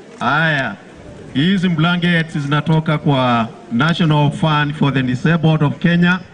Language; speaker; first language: Swahili; non-native, local second language; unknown